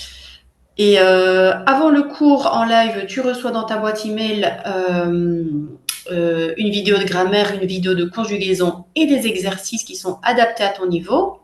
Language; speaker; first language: French; native; French